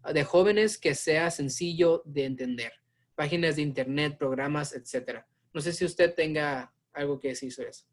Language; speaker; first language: Spanish; early bilingual, heritage; Spanish